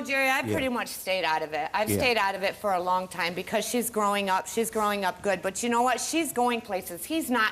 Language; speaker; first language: English; native; English